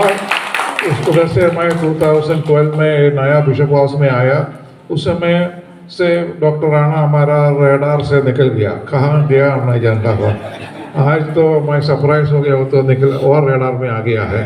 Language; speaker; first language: Hindi; non-native, local second language; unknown